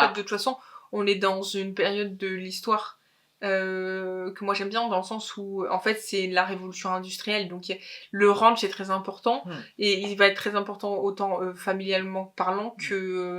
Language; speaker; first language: French; native; French